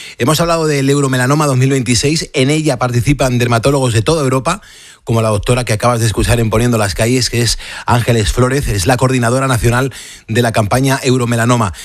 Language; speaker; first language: Spanish; native; Spanish